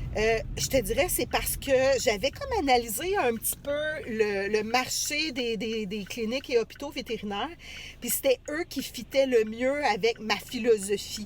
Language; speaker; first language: French; native; French